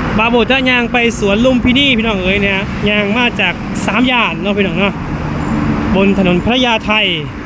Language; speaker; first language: Thai; non-native, fluent; Lao